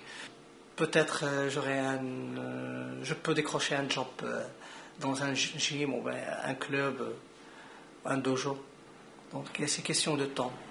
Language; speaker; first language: French; non-native, local second language; Arabic